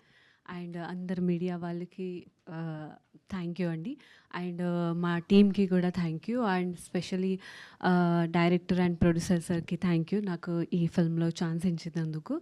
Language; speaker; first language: Telugu; non-native, local second language; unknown